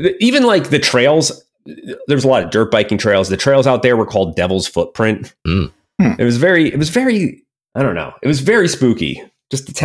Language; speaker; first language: English; native; English